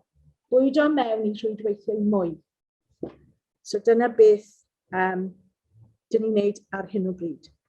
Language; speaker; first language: Welsh; non-native, local second language; English